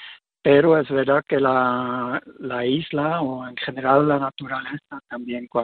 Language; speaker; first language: Spanish; non-native, fluent; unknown